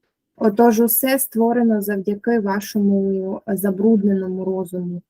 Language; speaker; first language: Ukrainian; native; Ukrainian